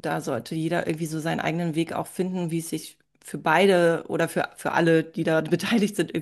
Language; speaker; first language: German; native; German